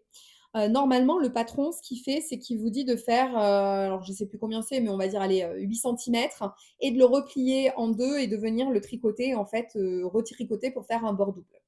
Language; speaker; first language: French; native; French